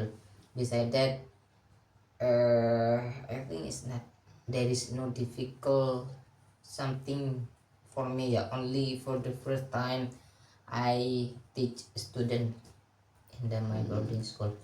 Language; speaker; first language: English; non-native, learner; Indonesian